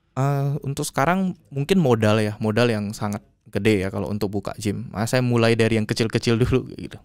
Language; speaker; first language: Indonesian; native; Indonesian